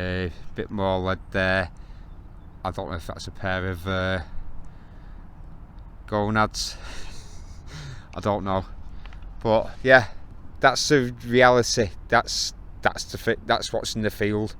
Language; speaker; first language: English; native; English